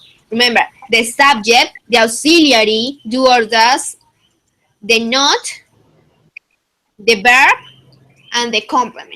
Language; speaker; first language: English; non-native, fluent; Spanish